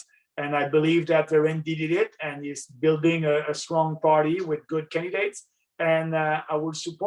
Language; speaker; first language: English; non-native, local second language; French